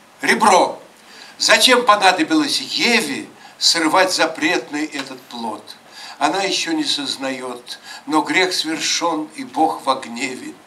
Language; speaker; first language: Russian; native; Russian